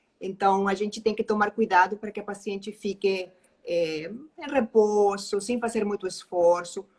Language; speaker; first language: Portuguese; non-native, fluent; Spanish